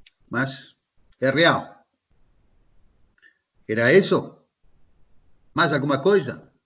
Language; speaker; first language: Portuguese; non-native, fluent; Spanish